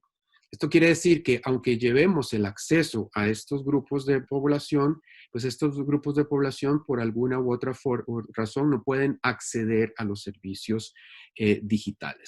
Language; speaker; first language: Spanish; native; Spanish